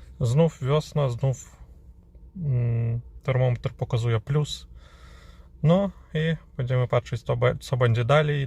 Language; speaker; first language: Polish; non-native, fluent; Ukrainian